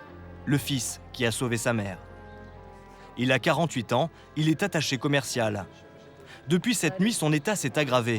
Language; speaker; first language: French; native; French